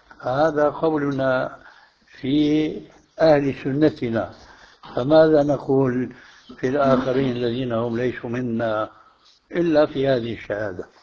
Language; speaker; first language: Arabic; early bilingual, other home language; Albanian